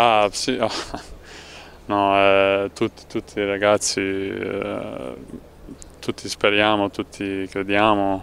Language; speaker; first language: Italian; non-native, learner; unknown